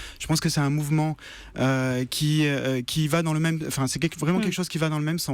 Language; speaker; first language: French; native; French